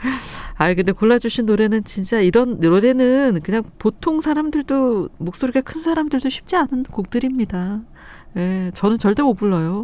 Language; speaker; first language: Korean; native; Korean